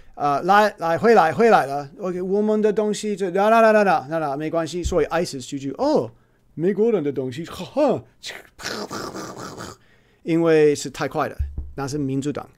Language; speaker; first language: Chinese; non-native, learner; English